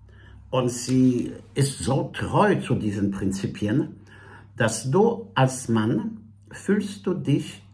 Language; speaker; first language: German; non-native, fluent; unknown